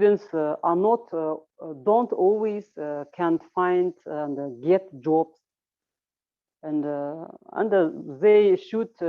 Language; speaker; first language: English; non-native, learner; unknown